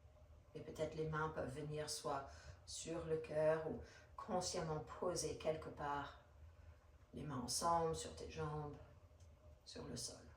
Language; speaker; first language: French; non-native, fluent; English